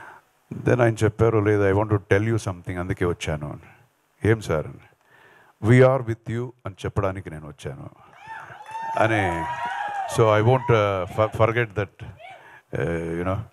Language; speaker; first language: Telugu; non-native, local second language; Kannada